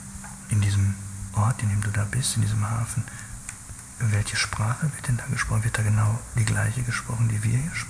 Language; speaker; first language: German; native; German